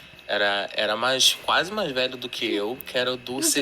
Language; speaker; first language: Portuguese; native; Portuguese